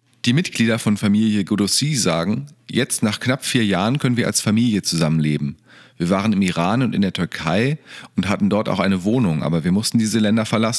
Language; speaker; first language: German; native; German